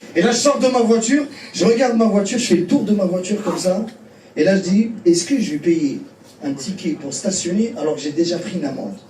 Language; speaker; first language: French; native; French